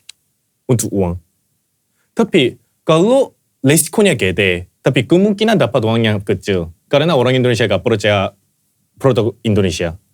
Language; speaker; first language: Indonesian; non-native, fluent; Korean